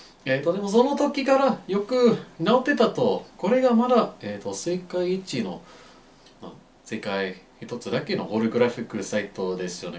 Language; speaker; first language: Japanese; non-native, fluent; English